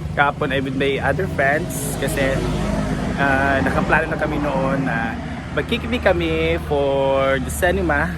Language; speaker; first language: Filipino; non-native, local second language; Cebuano